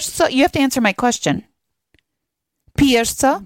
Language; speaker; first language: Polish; early bilingual, heritage; English